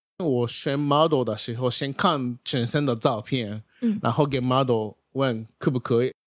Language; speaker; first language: Chinese; non-native, fluent; Japanese